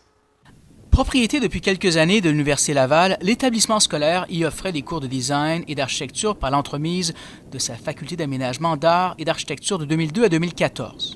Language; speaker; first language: French; native; French